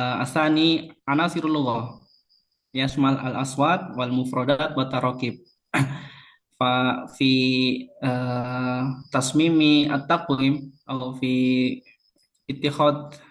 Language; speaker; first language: Arabic; non-native, local second language; Indonesian